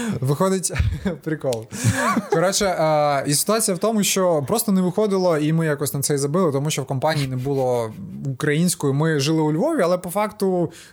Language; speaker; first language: Ukrainian; non-native, local second language; Russian